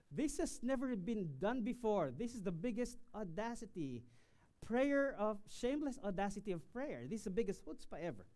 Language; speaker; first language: English; non-native, local second language; Filipino